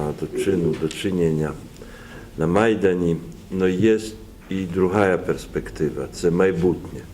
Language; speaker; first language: Ukrainian; non-native, learner; Polish